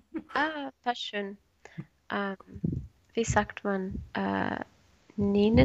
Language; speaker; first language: German; non-native, learner; Spanish